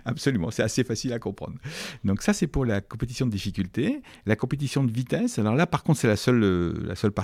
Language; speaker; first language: French; native; French